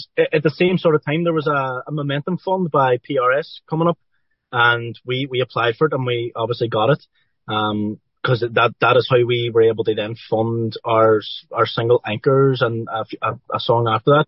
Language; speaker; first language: English; native; English